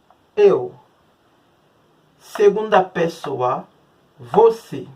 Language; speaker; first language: Portuguese; non-native, learner; Haitian Creole